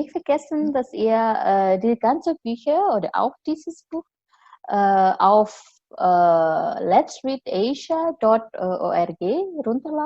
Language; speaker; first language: German; non-native, fluent; Indonesian